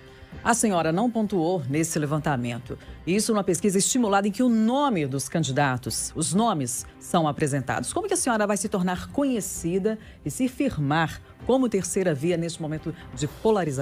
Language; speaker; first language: Portuguese; native; Portuguese